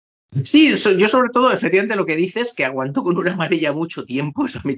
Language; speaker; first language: Spanish; native; Spanish